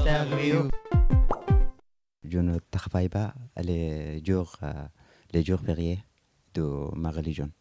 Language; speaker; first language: French; non-native, learner; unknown